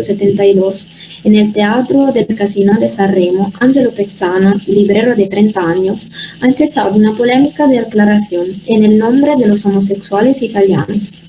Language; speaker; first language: Spanish; non-native, fluent; Italian